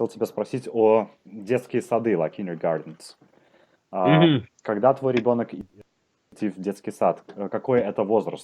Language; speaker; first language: Russian; native; Russian